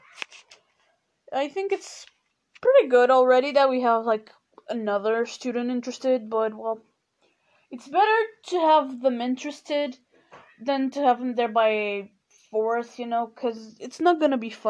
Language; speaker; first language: English; non-native, fluent; Portuguese